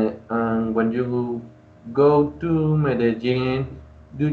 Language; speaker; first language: English; non-native, learner; Spanish